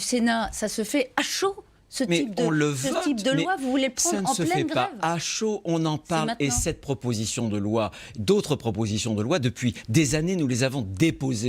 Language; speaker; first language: French; native; French